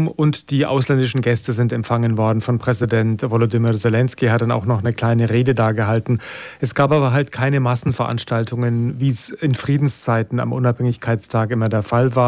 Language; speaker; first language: German; native; German